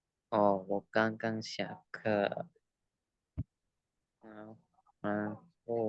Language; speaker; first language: Chinese; non-native, learner; Indonesian